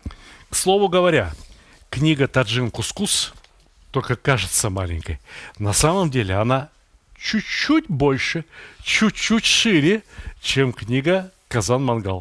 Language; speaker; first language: Russian; native; Russian